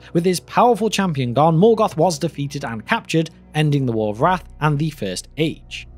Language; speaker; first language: English; native; English